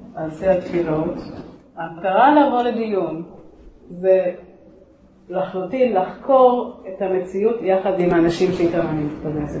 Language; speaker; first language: Hebrew; native; Hebrew